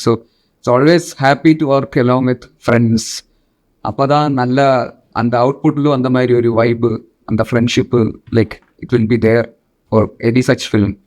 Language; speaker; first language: Tamil; non-native, local second language; Malayalam